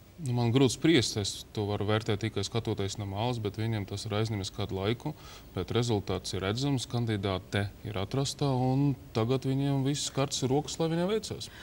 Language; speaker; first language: Latvian; non-native, local second language; Russian